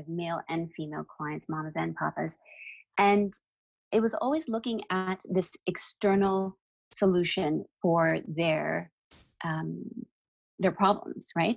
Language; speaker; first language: English; native; English